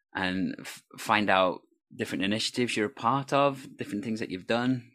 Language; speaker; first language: English; native; English